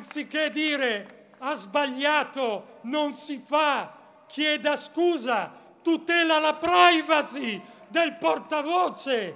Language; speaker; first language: Italian; native; Italian